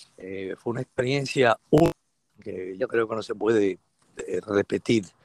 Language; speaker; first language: Spanish; native; Spanish